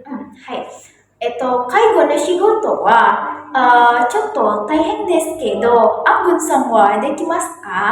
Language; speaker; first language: Japanese; non-native, learner; Indonesian